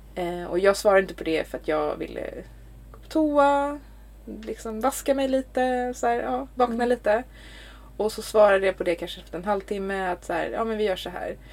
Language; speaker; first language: Swedish; native; Swedish